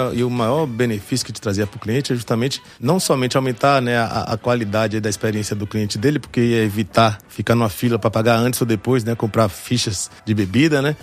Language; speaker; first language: Portuguese; early bilingual, other home language; French